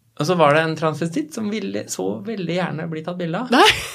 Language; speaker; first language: Norwegian; native; Norwegian